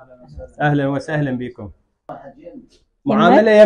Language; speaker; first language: Arabic; native; Arabic